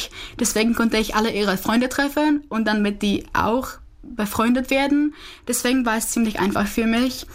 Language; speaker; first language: German; non-native, fluent; Czech